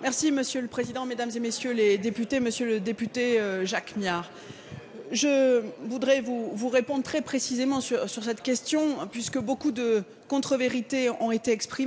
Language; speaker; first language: French; native; French